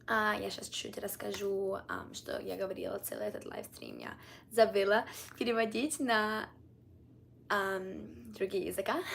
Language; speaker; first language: Russian; early bilingual, heritage; Russian